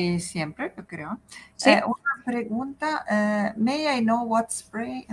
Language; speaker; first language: Spanish; non-native, fluent; Italian